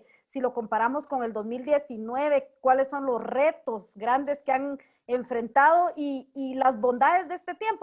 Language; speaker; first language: Spanish; native; Spanish